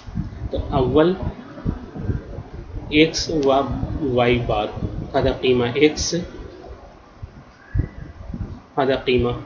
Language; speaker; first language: Arabic; non-native, learner; Urdu